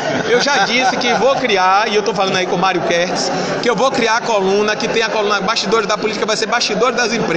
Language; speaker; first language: Portuguese; native; Portuguese